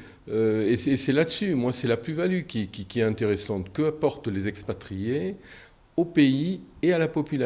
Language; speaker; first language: French; native; French